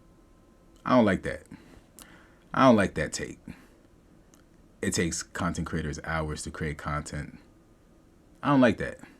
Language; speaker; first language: English; native; English